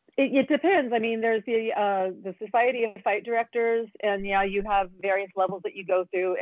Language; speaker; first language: English; native; English